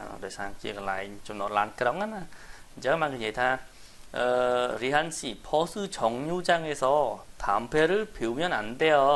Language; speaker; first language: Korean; non-native, learner; Khmer